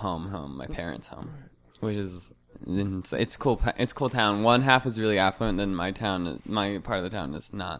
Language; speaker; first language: English; native; English